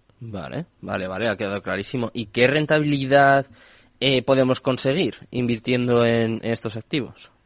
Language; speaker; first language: Spanish; native; Spanish